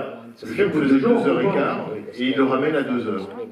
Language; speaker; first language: French; native; French